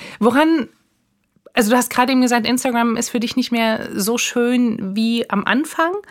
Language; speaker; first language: German; native; German